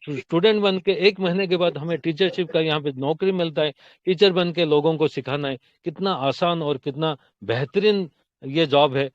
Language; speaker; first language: Hindi; non-native, local second language; Odia